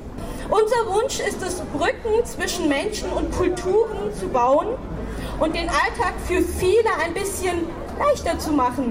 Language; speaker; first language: German; early bilingual, other home language; Turkish